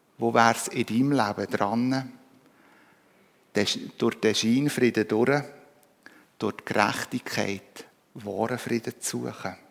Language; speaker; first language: German; native; German